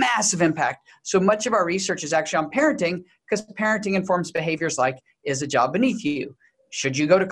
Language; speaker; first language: English; native; English